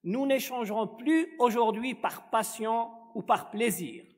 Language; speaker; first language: French; non-native, local second language; Arabic